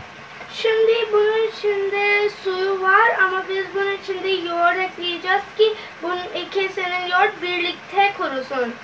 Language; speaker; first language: Turkish; non-native, learner; Urdu